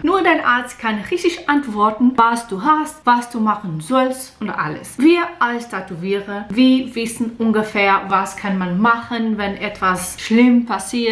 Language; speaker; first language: German; non-native, learner; Portuguese